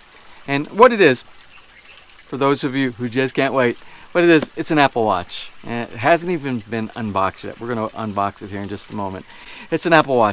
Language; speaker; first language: English; native; English